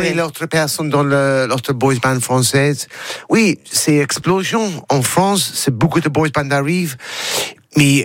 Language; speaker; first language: French; non-native, learner; English